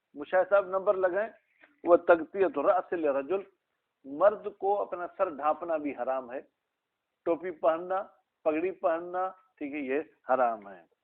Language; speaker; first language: Urdu; non-native, local second language; Sindhi